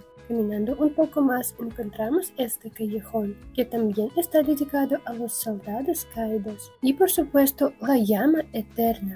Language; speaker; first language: Spanish; non-native, fluent; Russian